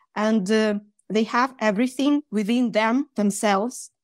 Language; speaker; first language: English; non-native, fluent; Russian